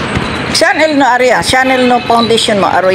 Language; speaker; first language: Japanese; non-native, learner; Filipino